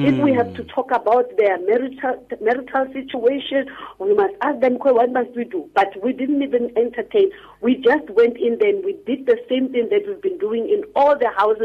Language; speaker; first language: English; non-native, local second language; Tswana